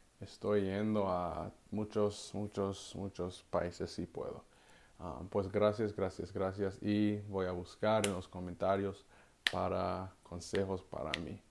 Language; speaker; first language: Spanish; non-native, learner; English